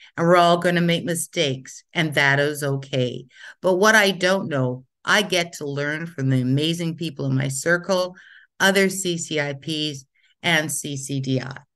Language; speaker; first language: English; native; English